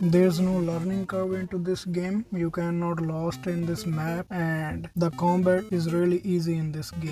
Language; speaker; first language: English; non-native, fluent; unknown